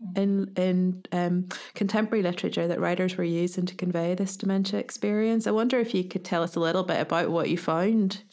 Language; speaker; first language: English; native; English